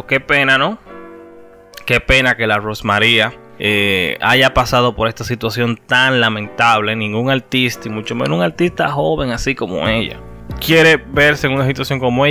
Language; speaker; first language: Spanish; native; Spanish